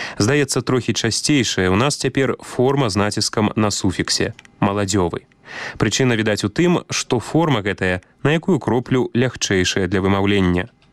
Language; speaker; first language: Belarusian; native; Belarusian